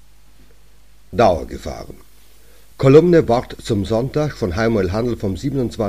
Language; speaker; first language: German; native; German